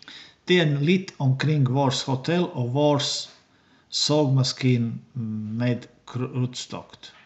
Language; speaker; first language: Swedish; non-native, learner; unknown